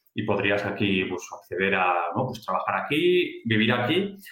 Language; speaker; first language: Spanish; native; Spanish